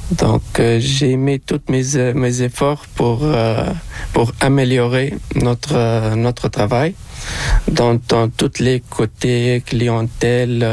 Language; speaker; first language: French; non-native, local second language; Arabic